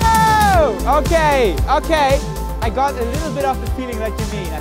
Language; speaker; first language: English; non-native, fluent; German